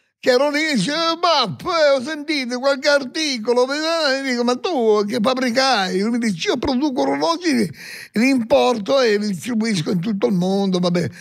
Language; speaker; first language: Italian; native; Italian